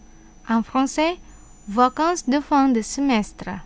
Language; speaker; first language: French; non-native, fluent; Indonesian